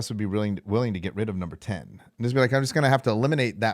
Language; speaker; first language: English; native; English